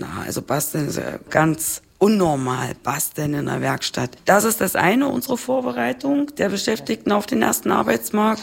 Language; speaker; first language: German; native; German